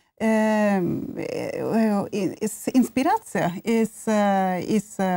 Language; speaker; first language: Russian; non-native, learner; Norwegian